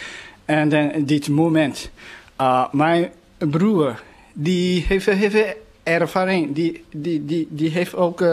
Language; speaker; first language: Dutch; non-native, learner; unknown